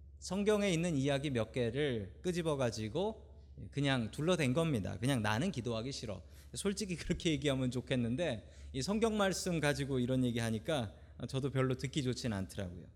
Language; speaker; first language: Korean; native; Korean